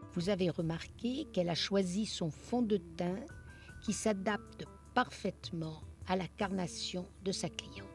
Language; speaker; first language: French; native; French